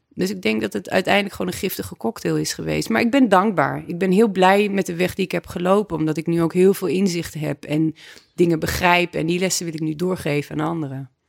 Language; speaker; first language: Dutch; native; Dutch